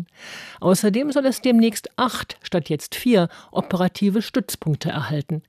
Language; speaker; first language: German; native; German